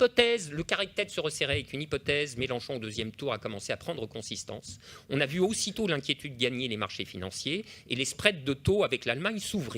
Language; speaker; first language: French; native; French